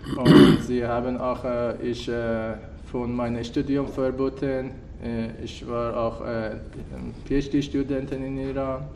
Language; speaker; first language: German; non-native, learner; Persian